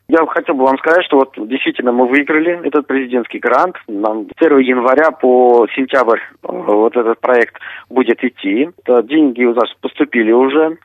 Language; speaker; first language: Russian; native; Russian